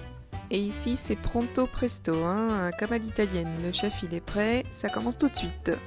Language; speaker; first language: French; native; French